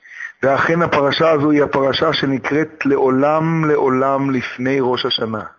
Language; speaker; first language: Hebrew; native; Hebrew